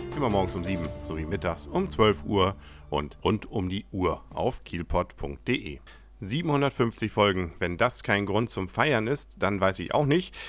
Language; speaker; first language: German; native; German